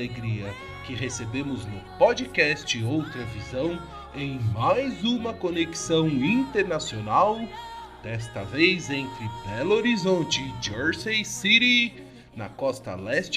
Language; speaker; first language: Portuguese; native; Portuguese